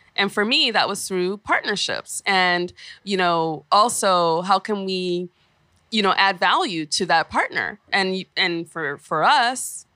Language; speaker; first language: English; native; English